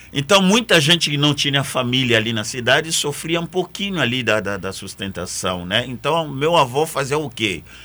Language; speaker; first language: Portuguese; non-native, fluent; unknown